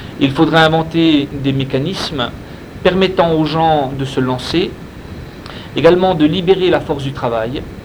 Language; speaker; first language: French; non-native, fluent; Spanish